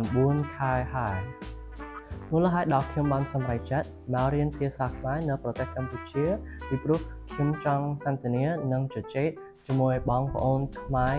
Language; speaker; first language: Khmer; non-native, learner; English